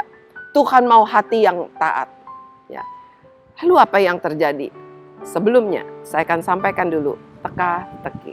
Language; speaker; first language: Indonesian; native; Indonesian